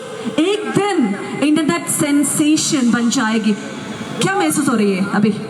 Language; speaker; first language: Hindi; non-native, local second language; Malayalam